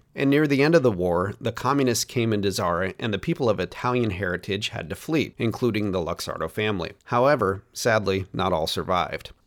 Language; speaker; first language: English; native; English